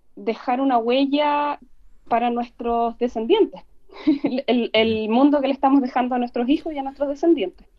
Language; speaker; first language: Spanish; native; Spanish